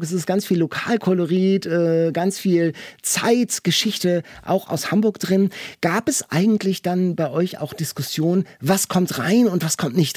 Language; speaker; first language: German; native; German